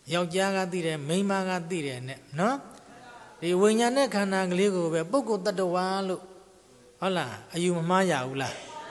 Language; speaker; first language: Burmese; native; Burmese